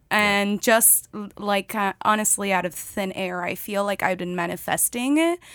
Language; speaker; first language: English; native; English